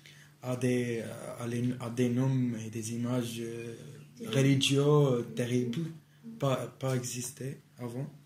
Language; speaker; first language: French; non-native, learner; Arabic